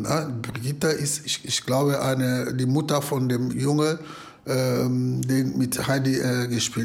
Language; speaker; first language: German; non-native, fluent; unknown